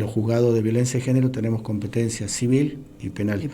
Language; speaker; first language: Spanish; native; Spanish